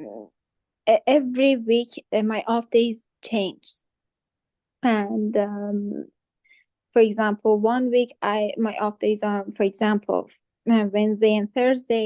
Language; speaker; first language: English; non-native, fluent; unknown